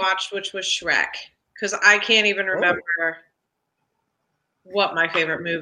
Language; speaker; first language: English; native; English